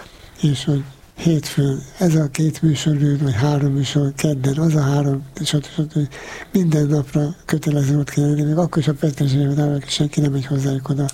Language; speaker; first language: Hungarian; native; Hungarian